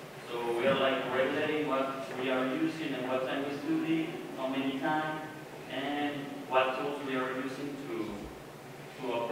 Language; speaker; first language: English; non-native, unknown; Spanish